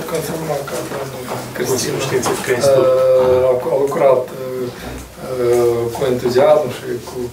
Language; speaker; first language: Romanian; non-native, local second language; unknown